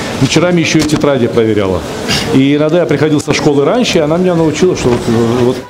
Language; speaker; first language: Russian; native; Russian